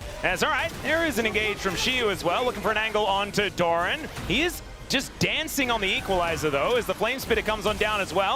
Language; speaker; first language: English; native; English